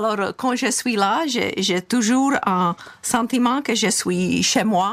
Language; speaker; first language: French; non-native, fluent; Czech